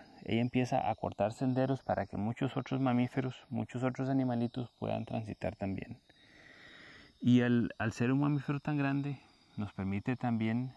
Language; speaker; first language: Spanish; native; Spanish